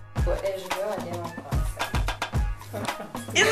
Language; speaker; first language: French; non-native, learner; Russian